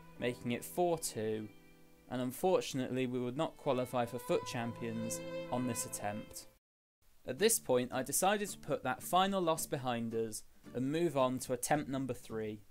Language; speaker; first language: English; native; English